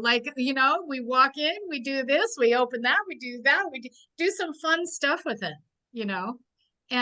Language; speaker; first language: English; native; English